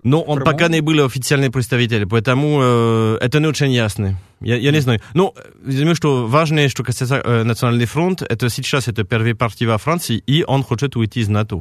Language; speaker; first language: Russian; non-native, fluent; French